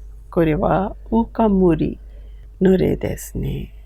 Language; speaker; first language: Japanese; non-native, fluent; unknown